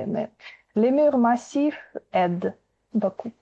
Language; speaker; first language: French; non-native, fluent; Ukrainian